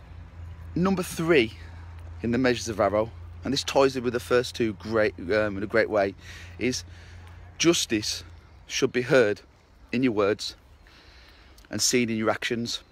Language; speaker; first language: English; native; English